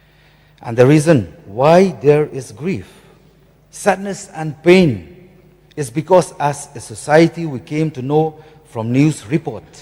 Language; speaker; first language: English; non-native, local second language; Khasi